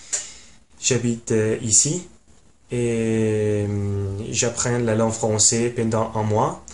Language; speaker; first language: French; non-native, learner; Italian